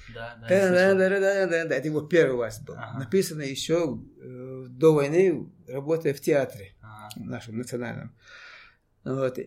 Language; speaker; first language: Russian; non-native, local second language; Chechen